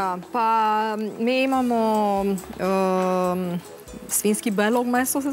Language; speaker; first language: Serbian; non-native, learner; Romanian